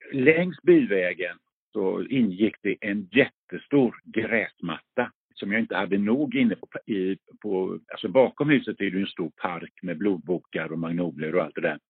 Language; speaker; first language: Swedish; early bilingual, other home language; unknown